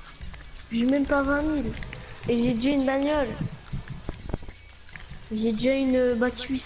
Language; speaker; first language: French; native; French